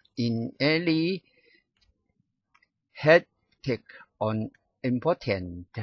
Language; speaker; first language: English; non-native, learner; Chinese